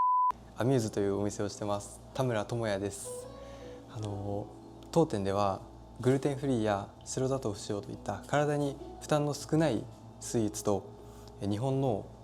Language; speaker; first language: Japanese; native; Japanese